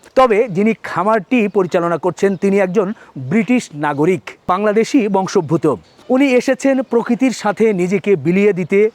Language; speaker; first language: Bangla; native; Bangla